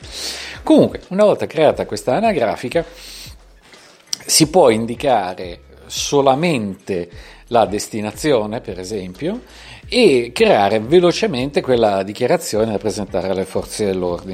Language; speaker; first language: Italian; native; Italian